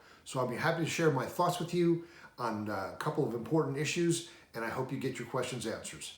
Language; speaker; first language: English; native; English